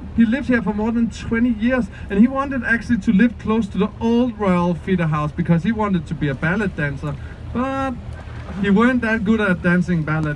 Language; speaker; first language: English; non-native, fluent; Danish